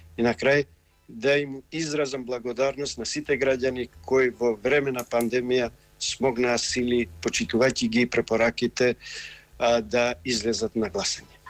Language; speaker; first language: Macedonian; non-native, local second language; Albanian